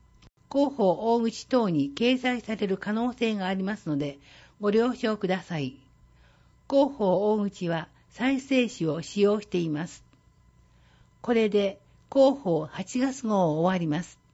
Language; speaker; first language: Japanese; native; Japanese